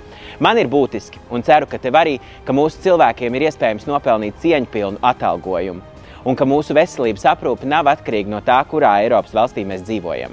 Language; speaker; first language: Latvian; native; Latvian